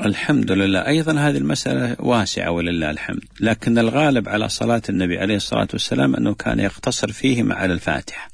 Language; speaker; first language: Arabic; native; Arabic